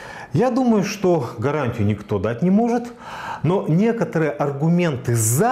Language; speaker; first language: Russian; native; Russian